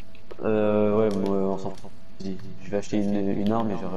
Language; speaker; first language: French; native; French